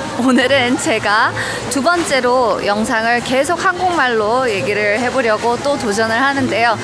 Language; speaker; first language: Korean; early bilingual, heritage; Korean